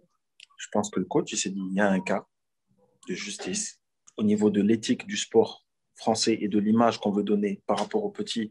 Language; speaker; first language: French; native; French